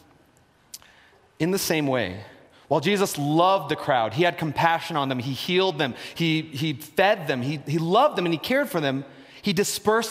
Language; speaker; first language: English; native; English